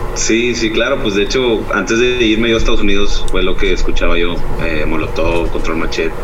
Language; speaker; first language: Spanish; native; Spanish